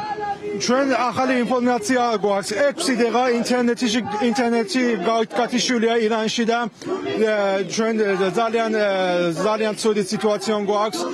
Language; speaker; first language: Georgian; non-native, learner; Persian